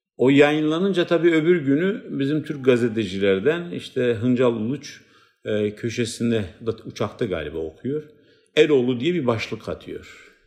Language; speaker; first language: Turkish; non-native, local second language; Kurdish